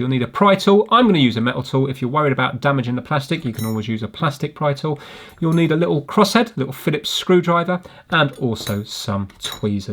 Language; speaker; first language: English; native; English